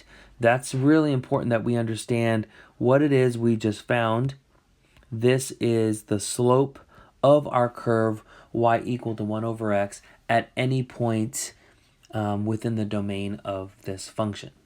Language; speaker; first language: English; native; English